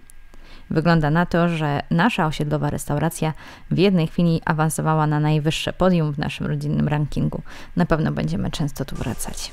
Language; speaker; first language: Polish; native; Polish